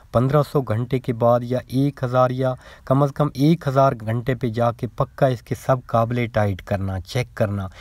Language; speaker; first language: Urdu; non-native, local second language; Punjabi